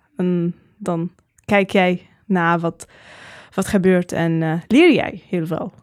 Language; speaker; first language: Dutch; non-native, learner; Arabic